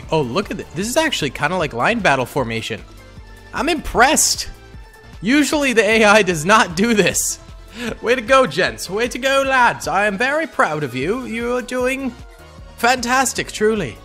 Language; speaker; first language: English; native; English